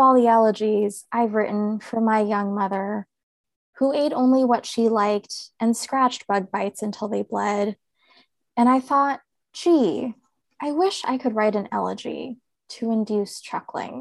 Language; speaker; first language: English; native; English